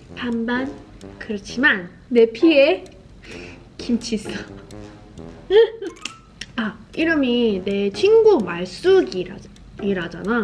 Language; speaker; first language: Korean; non-native, fluent; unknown